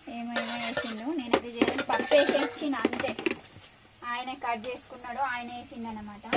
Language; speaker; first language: Telugu; non-native, local second language; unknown